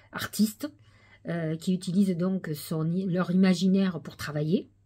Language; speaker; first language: French; native; French